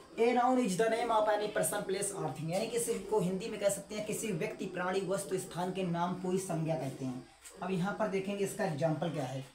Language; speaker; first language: Hindi; native; Hindi